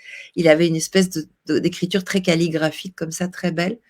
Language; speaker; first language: French; native; French